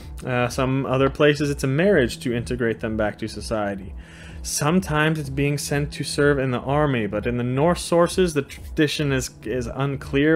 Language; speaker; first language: English; non-native, fluent; Swedish